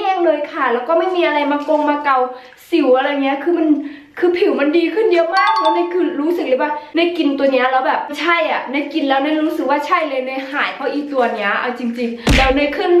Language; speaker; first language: Thai; native; Thai